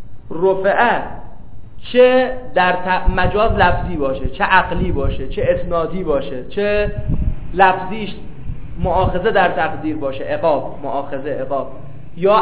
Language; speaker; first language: Persian; native; Persian